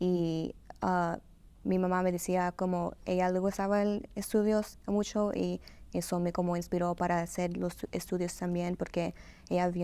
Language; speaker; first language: Spanish; early bilingual, heritage; Spanish